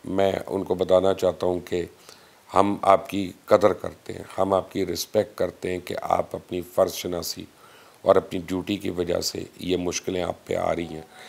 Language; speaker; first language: Urdu; non-native, local second language; Punjabi